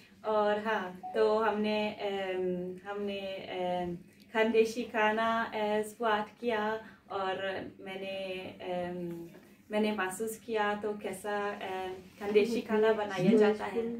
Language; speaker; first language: Hindi; non-native, learner; Italian